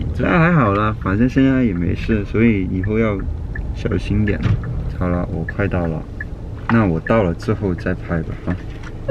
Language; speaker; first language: Chinese; non-native, local second language; Cantonese